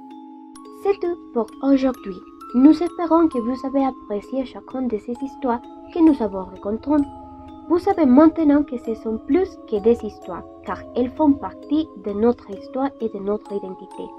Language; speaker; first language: French; non-native, learner; Spanish